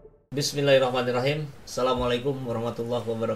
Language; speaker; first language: Indonesian; native; Indonesian